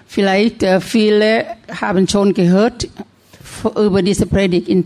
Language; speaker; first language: German; non-native, learner; Thai